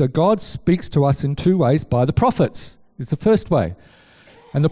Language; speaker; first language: English; native; English